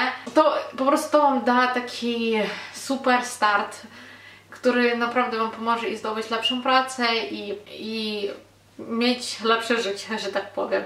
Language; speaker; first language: Polish; non-native, fluent; Ukrainian